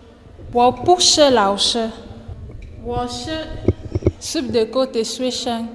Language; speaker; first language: Chinese; non-native, learner; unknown